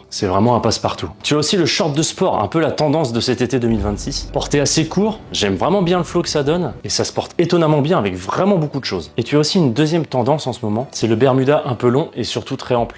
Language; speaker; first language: French; native; French